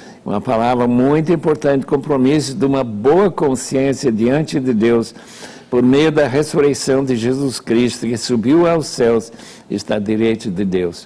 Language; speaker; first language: Portuguese; non-native, fluent; English